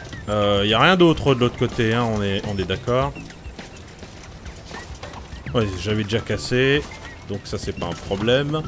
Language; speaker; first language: French; native; French